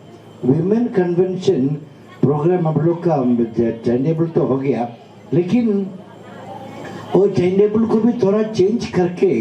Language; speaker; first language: Hindi; non-native, local second language; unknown